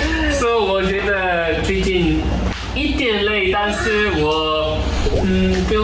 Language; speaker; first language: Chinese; non-native, learner; Korean